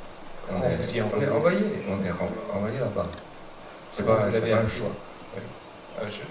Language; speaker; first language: French; non-native, fluent; Chinese